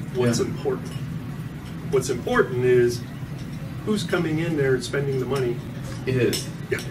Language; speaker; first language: English; non-native, fluent; Danish